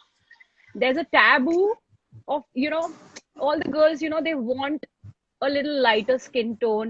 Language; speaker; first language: English; non-native, local second language; Hindi